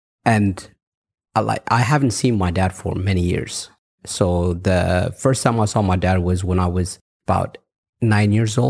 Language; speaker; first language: English; early bilingual, other home language; Amharic